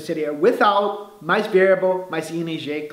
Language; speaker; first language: Portuguese; non-native, fluent; English